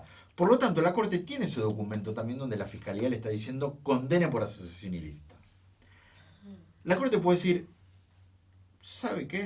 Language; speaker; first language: Spanish; native; Spanish